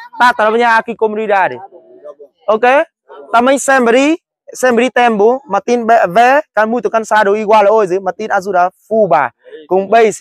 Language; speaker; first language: Portuguese; non-native, learner; Vietnamese